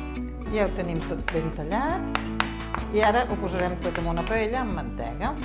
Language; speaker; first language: Catalan; native; Catalan